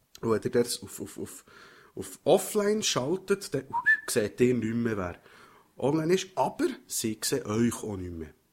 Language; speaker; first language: German; native; German